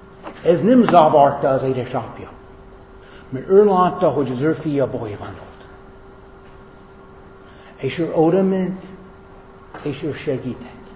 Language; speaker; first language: Hungarian; non-native, fluent; English